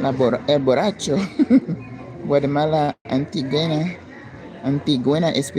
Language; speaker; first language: Spanish; non-native, learner; English